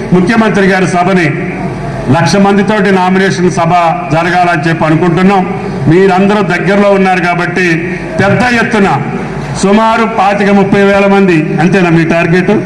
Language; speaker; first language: Telugu; native; Telugu